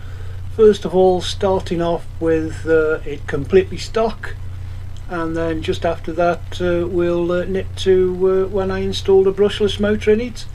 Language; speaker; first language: English; native; English